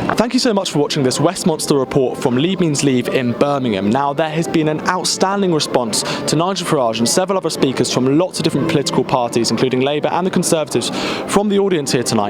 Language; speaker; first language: English; native; English